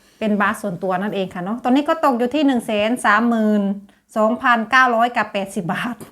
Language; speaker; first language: Thai; native; Thai